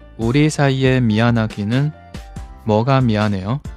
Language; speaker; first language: Korean; non-native, fluent; Chinese